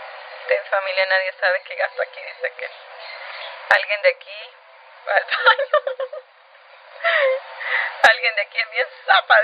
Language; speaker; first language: Spanish; native; Spanish